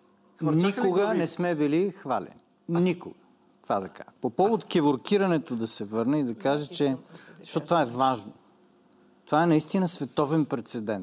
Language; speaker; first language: Bulgarian; native; Bulgarian